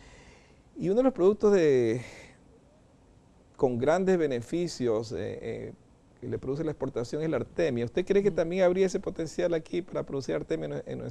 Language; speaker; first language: Spanish; native; Spanish